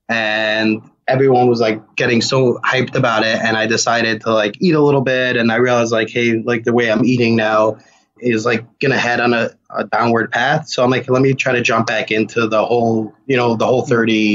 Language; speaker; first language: English; native; English